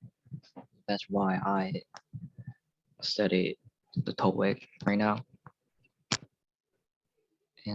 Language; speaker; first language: English; non-native, learner; Korean